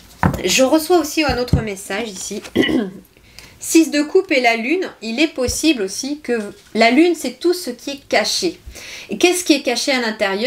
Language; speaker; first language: French; native; French